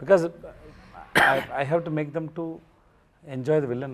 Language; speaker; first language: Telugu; non-native, learner; Tamil